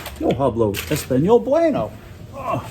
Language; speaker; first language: Spanish; non-native, learner; English